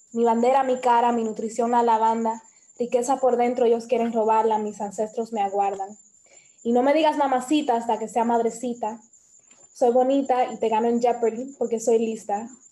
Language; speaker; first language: Spanish; early bilingual, heritage; Spanish